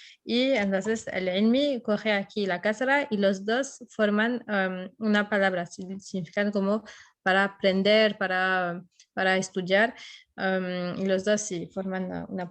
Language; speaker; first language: Spanish; non-native, fluent; French